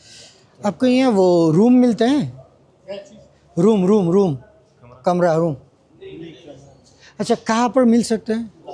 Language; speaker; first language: Hindi; non-native, local second language; Bangla